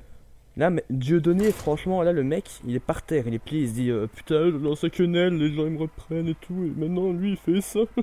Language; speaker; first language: French; native; French